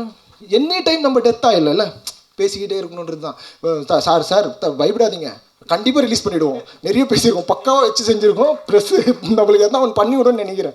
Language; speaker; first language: Tamil; native; Tamil